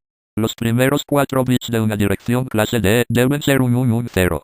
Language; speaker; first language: Spanish; native; Spanish